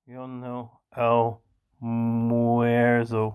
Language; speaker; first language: Spanish; non-native, learner; English